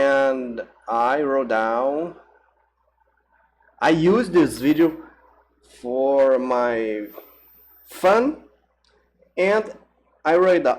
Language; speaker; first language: English; non-native, learner; Portuguese